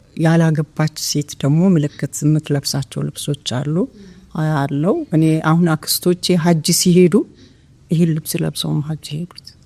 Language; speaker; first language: Amharic; non-native, local second language; Oromo